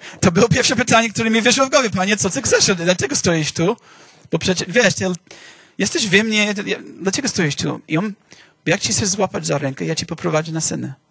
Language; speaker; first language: Polish; non-native, fluent; English